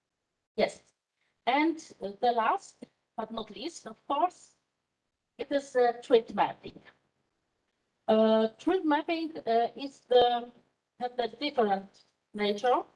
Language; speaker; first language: English; non-native, fluent; Polish